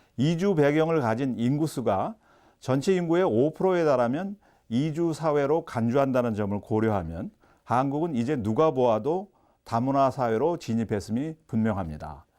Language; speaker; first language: Korean; native; Korean